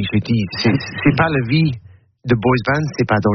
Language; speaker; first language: French; non-native, learner; English